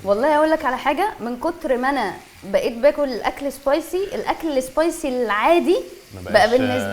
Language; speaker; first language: Arabic; native; Arabic